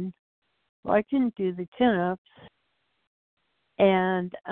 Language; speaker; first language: English; native; English